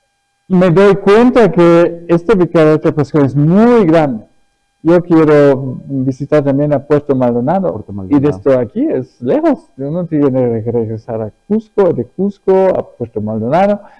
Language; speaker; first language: Spanish; early bilingual, other home language; German